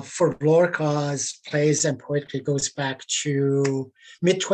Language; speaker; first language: English; non-native, fluent; Persian